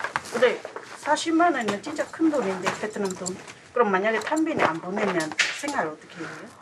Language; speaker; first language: Korean; non-native, fluent; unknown